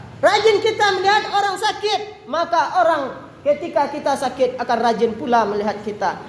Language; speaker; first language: Malay; non-native, local second language; Minangkabau